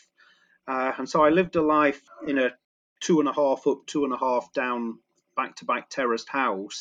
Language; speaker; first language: English; native; English